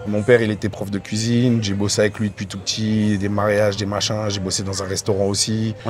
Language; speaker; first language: French; native; French